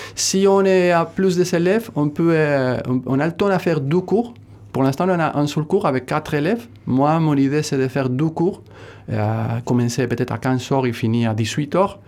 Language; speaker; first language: French; non-native, fluent; Spanish